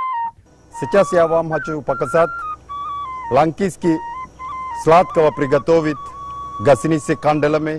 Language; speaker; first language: Russian; non-native, fluent; Sinhala